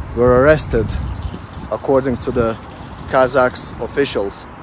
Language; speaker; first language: English; non-native, fluent; Lithuanian